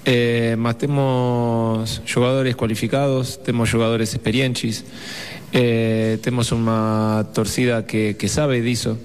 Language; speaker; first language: Portuguese; non-native, fluent; Spanish